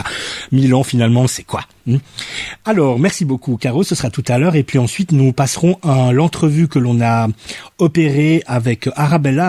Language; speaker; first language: French; native; French